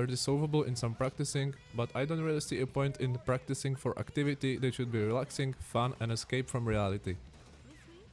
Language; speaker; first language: English; non-native, fluent; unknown